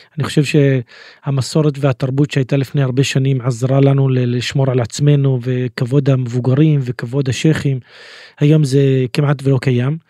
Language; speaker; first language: Hebrew; non-native, local second language; Arabic